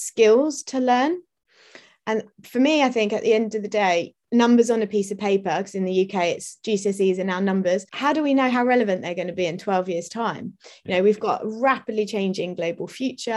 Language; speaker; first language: English; native; English